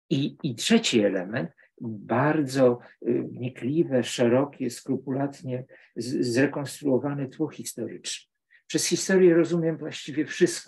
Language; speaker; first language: Polish; native; Polish